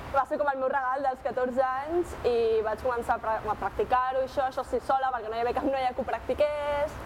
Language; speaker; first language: Catalan; native; Catalan